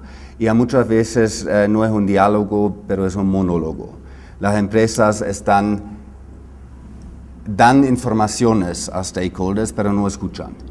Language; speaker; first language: Spanish; non-native, fluent; German